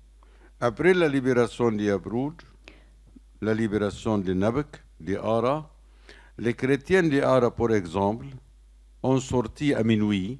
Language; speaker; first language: French; non-native, learner; Arabic